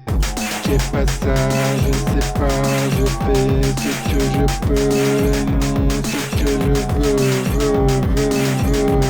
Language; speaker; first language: French; native; French